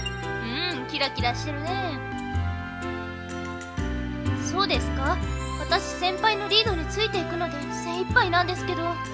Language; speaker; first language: Japanese; native; Japanese